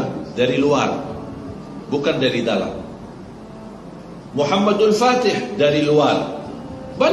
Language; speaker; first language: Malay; non-native, fluent; Arabic